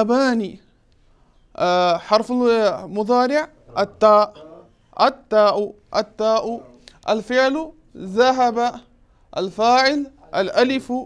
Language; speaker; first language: Arabic; non-native, fluent; Urdu